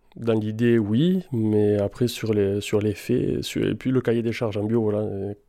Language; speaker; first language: French; native; French